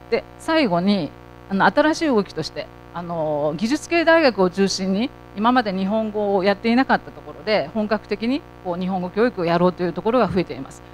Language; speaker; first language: Japanese; native; Japanese